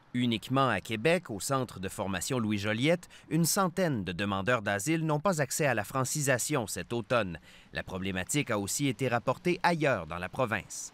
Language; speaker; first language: French; native; French